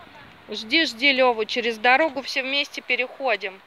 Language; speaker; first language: Russian; native; Russian